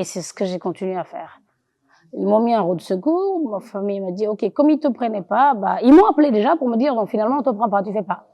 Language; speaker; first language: French; non-native, local second language; Wolof